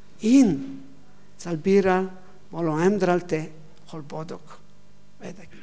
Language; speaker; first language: Mongolian; non-native, learner; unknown